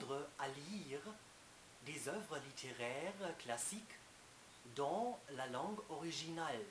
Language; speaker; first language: French; non-native, fluent; German